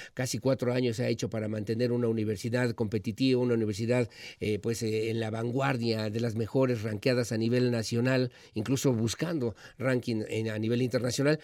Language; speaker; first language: Spanish; native; Spanish